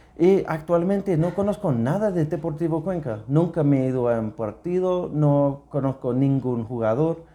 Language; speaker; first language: Spanish; non-native, learner; English